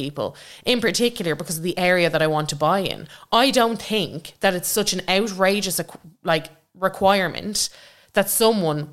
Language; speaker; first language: English; native; English